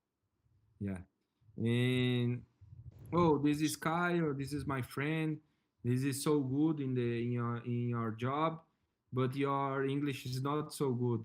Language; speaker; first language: English; non-native, learner; Portuguese